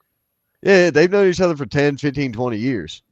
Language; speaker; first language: English; native; English